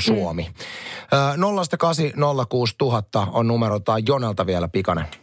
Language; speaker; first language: Finnish; native; Finnish